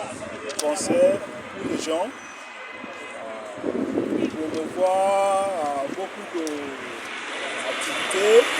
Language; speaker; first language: French; non-native, learner; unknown